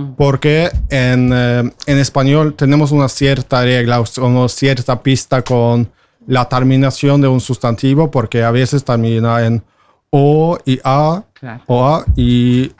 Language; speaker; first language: Spanish; non-native, fluent; Norwegian